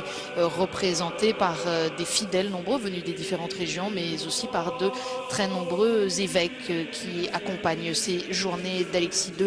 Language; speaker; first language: French; native; French